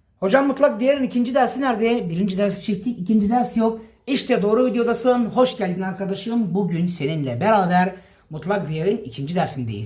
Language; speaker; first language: Turkish; native; Turkish